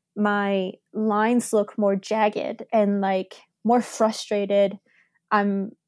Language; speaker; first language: English; early bilingual, other home language; Spanish